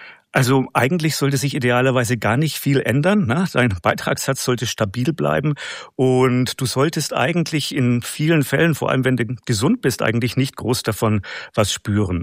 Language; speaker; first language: German; native; German